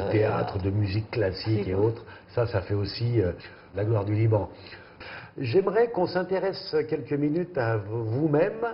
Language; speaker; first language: French; native; French